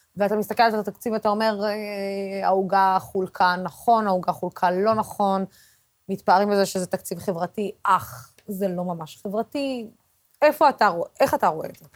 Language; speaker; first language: Hebrew; non-native, local second language; Arabic